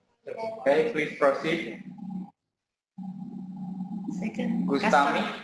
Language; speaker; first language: English; non-native, learner; Indonesian